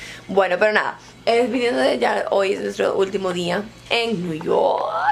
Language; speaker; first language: Spanish; native; Spanish